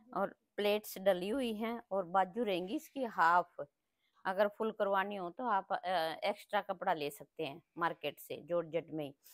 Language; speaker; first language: Hindi; native; Hindi